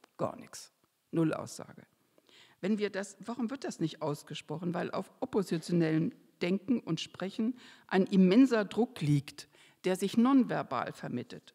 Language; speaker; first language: German; native; German